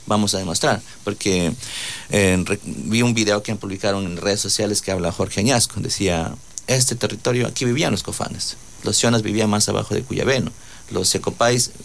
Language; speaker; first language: Spanish; non-native, local second language; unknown